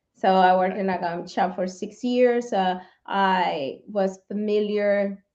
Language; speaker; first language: English; non-native, fluent; Spanish